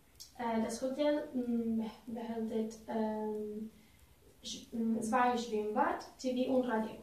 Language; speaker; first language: German; non-native, learner; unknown